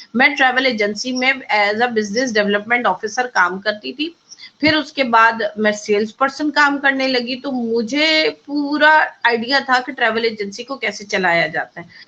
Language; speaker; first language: Urdu; native; Urdu